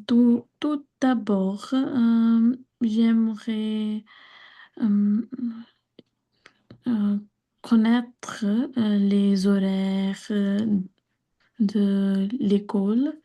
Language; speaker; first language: French; non-native, learner; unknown